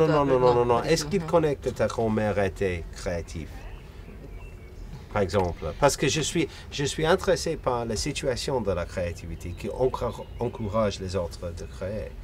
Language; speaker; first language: French; non-native, fluent; English